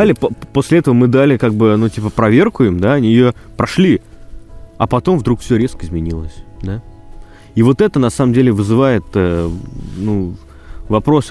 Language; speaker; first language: Russian; native; Russian